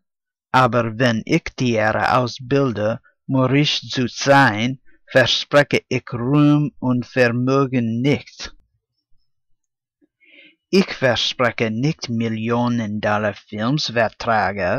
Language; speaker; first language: German; non-native, learner; English